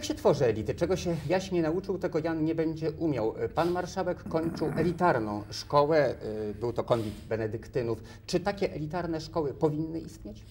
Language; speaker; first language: Polish; native; Polish